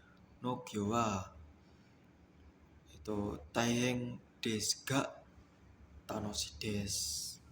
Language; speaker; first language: Japanese; non-native, learner; Indonesian